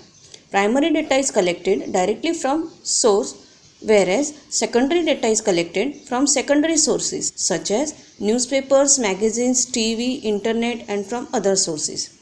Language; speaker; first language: English; non-native, local second language; Gujarati